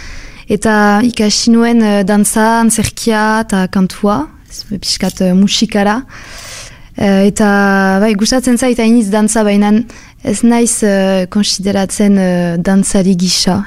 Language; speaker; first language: Basque; non-native, local second language; French